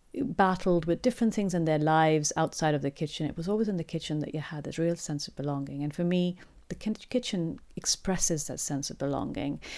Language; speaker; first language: English; non-native, local second language; Urdu